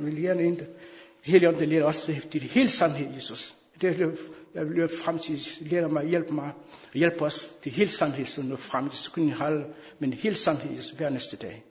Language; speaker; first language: Danish; non-native, fluent; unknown